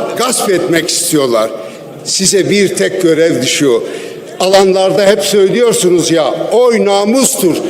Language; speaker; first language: Turkish; non-native, local second language; Kurdish